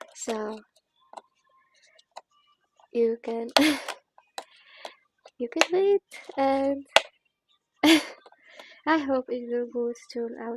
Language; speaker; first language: English; non-native, learner; Czech